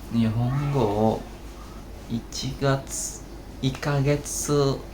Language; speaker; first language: Japanese; non-native, learner; Indonesian